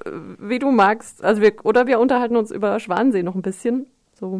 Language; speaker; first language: German; native; German